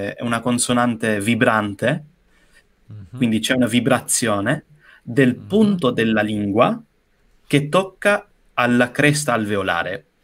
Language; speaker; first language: Italian; non-native, fluent; English